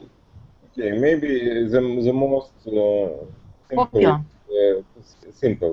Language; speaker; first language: English; non-native, learner; Russian